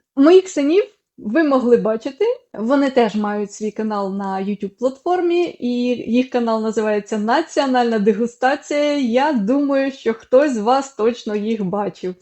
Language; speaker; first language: Ukrainian; non-native, local second language; Russian